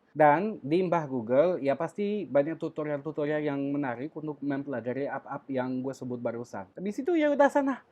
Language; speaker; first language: Indonesian; non-native, fluent; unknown